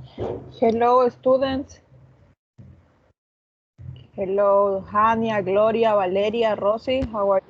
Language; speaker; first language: English; non-native, learner; Spanish